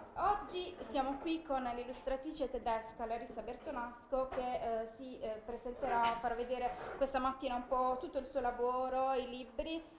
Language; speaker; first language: Italian; native; Italian